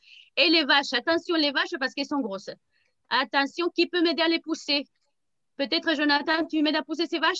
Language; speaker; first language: French; native; French